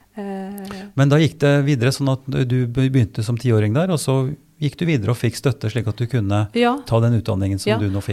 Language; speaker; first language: Norwegian; native; Norwegian